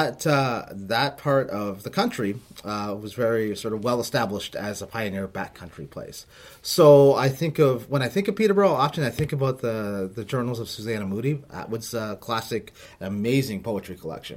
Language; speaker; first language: English; native; English